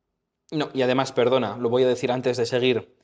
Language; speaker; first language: Spanish; native; Spanish